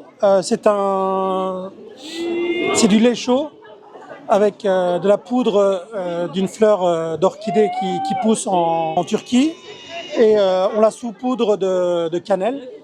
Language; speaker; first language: French; early bilingual, other home language; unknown